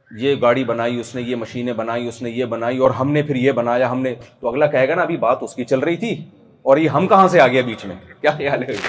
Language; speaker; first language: Urdu; native; Urdu